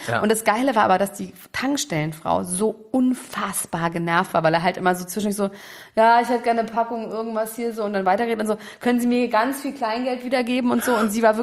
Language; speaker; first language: German; native; German